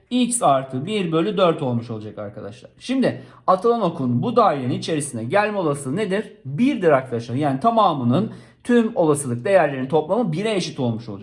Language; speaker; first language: Turkish; native; Turkish